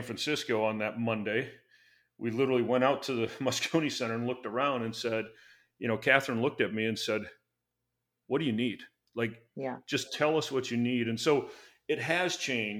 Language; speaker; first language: English; native; English